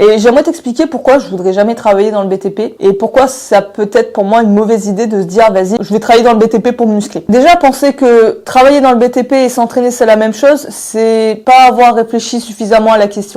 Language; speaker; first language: French; native; French